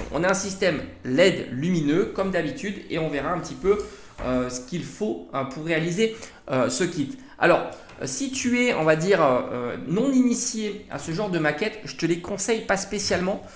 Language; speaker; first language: French; native; French